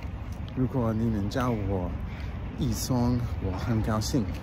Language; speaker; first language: Chinese; non-native, learner; English